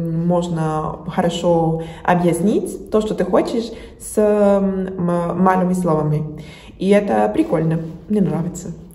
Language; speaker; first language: Russian; non-native, fluent; Spanish